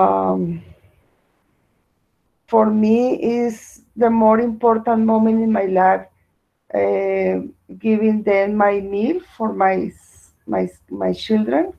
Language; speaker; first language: English; non-native, learner; Spanish